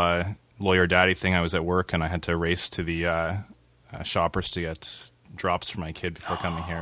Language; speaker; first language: English; native; English